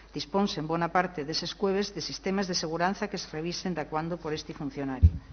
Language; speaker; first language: Asturian; non-native, local second language; Spanish